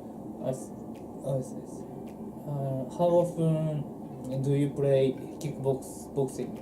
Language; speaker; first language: English; non-native, learner; Japanese